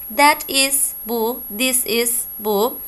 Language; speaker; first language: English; non-native, fluent; Turkish